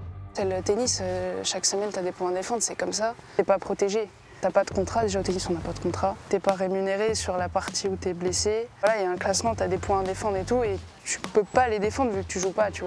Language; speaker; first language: French; native; French